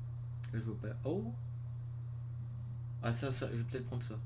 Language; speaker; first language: French; native; French